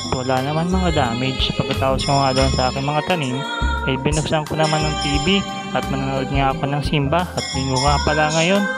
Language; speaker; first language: Filipino; non-native, local second language; Bikol